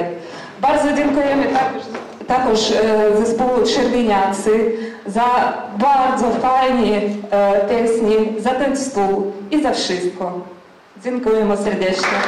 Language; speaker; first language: Polish; non-native, learner; Ukrainian